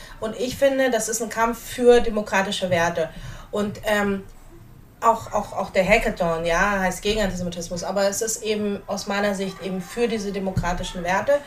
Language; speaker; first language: German; early bilingual, other home language; Russian